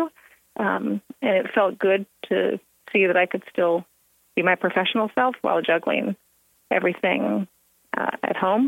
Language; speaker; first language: English; native; English